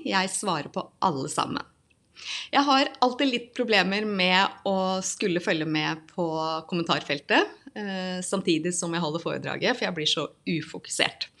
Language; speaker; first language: Norwegian; native; Norwegian